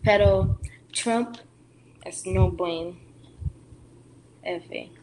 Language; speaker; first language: Spanish; non-native, learner; English